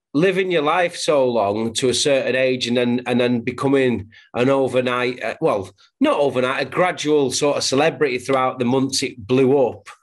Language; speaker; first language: English; native; English